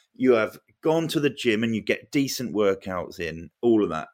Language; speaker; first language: English; native; English